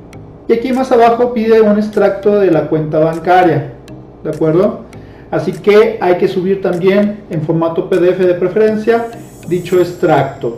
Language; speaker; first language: Spanish; native; Spanish